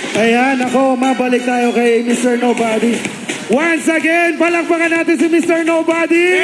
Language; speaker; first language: Filipino; native; Filipino